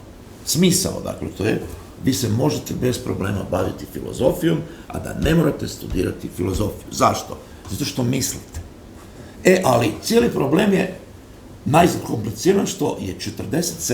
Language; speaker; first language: Croatian; native; Croatian